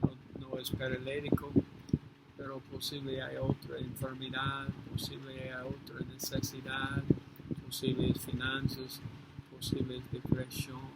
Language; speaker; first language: Spanish; non-native, fluent; English